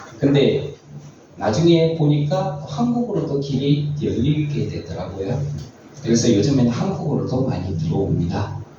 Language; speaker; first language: Korean; native; Korean